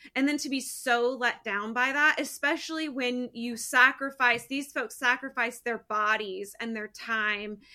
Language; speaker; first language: English; native; English